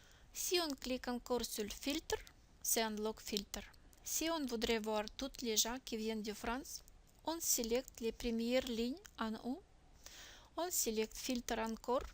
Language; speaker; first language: French; non-native, learner; Russian